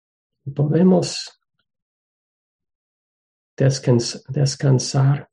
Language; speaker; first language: Spanish; non-native, fluent; English